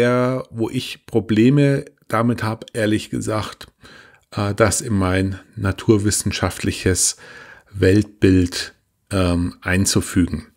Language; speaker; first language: German; native; German